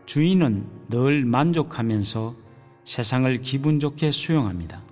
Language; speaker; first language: Korean; native; Korean